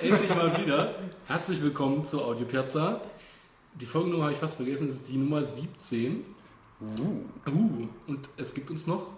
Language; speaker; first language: German; native; German